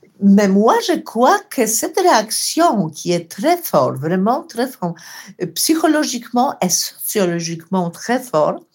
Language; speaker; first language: French; non-native, learner; Polish